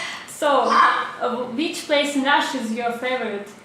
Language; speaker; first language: English; non-native, learner; Russian